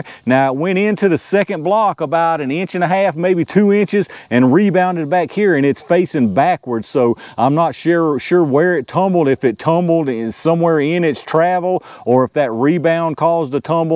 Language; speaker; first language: English; native; English